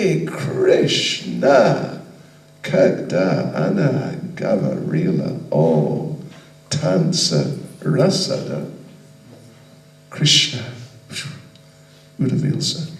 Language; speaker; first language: Russian; non-native, learner; English